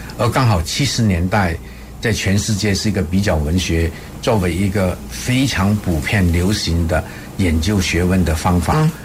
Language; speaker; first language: Chinese; native; Chinese